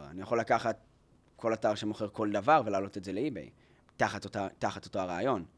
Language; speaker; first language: Hebrew; native; Hebrew